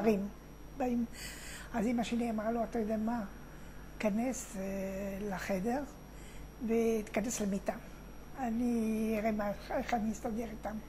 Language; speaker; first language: Hebrew; non-native, fluent; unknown